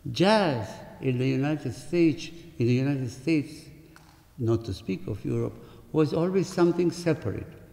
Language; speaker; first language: English; non-native, fluent; Spanish